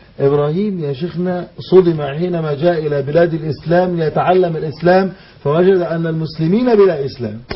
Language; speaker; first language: Arabic; native; Arabic